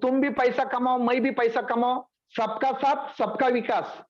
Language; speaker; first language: Hindi; non-native, local second language; Marathi